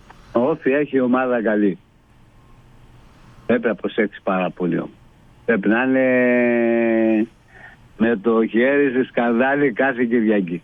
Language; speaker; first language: Greek; non-native, fluent; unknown